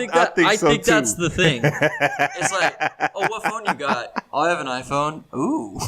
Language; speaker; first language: English; native; English